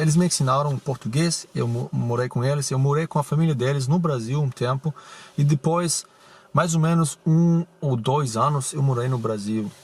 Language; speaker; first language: Portuguese; non-native, fluent; German